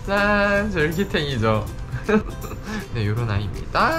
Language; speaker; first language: Korean; native; Korean